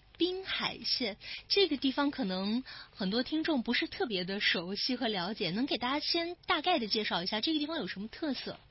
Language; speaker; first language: Chinese; native; Chinese